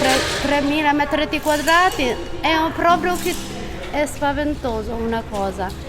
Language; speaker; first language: Italian; non-native, learner; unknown